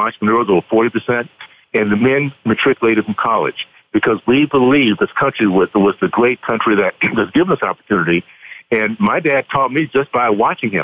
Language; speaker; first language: English; native; English